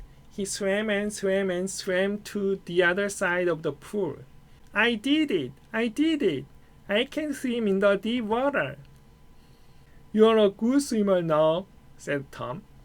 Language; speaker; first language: English; non-native, fluent; Korean